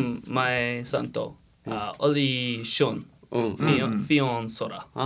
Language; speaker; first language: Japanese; non-native, learner; English